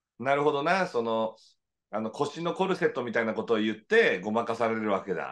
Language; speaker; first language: Japanese; native; Japanese